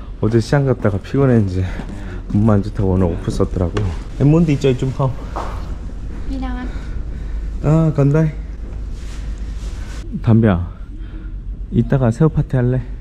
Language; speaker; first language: Korean; native; Korean